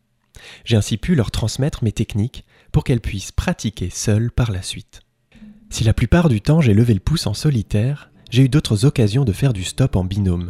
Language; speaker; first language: French; native; French